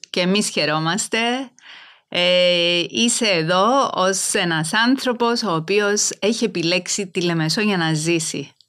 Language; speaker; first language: Greek; native; Greek